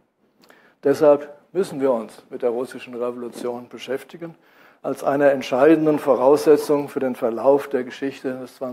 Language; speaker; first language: German; native; German